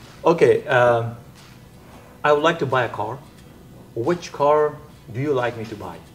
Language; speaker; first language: English; non-native, learner; Persian